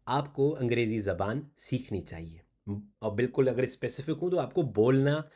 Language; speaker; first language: Urdu; non-native, local second language; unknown